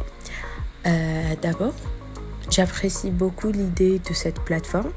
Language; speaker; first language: French; non-native, local second language; Arabic